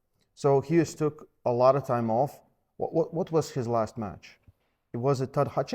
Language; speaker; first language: English; non-native, fluent; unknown